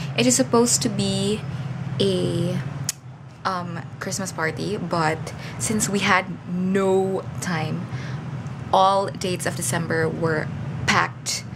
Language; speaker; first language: English; non-native, local second language; Cebuano